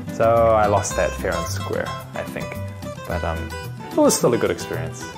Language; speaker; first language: English; early bilingual, other home language; Chinese